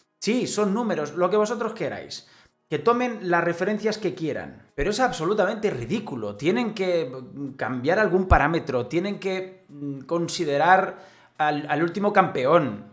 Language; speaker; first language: Spanish; native; Spanish